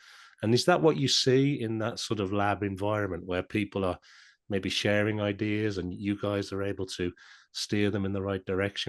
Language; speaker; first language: English; native; English